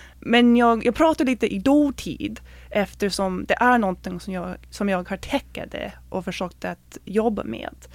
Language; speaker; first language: Swedish; non-native, fluent; English